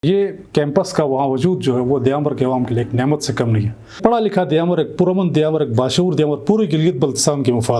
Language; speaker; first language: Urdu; non-native, local second language; Shina